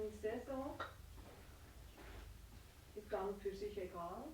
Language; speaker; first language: German; non-native, learner; Ukrainian